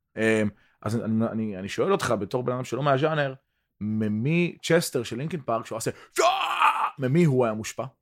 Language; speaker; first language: Hebrew; early bilingual, other home language; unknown